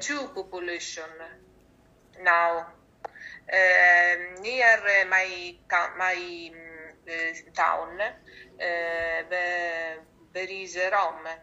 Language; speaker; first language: English; non-native, learner; Italian